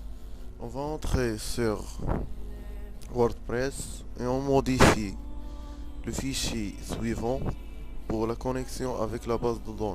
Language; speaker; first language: French; non-native, local second language; Arabic